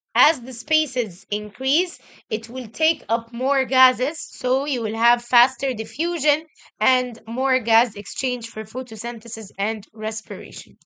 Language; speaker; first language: English; non-native, local second language; Arabic